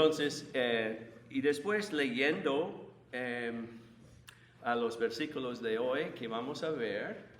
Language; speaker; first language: Spanish; non-native, fluent; English